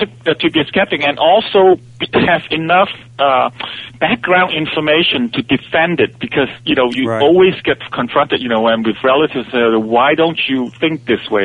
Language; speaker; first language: English; non-native, local second language; Cantonese